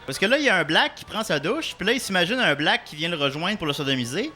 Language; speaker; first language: French; native; French